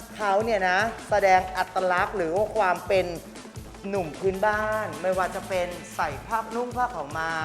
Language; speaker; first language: Thai; native; Thai